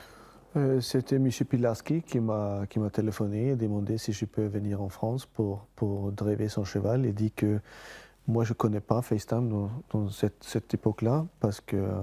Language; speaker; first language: French; non-native, fluent; Swedish